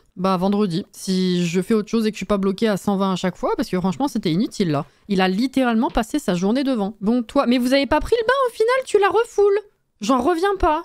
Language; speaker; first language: French; native; French